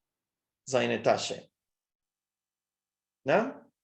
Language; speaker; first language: German; non-native, fluent; Spanish